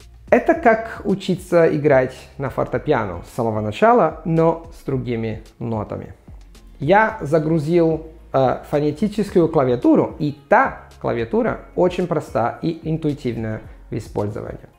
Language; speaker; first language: Russian; non-native, fluent; Italian